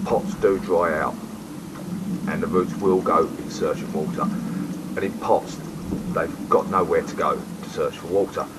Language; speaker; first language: English; native; English